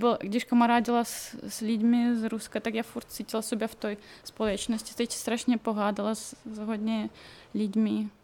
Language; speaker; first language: Czech; non-native, fluent; Russian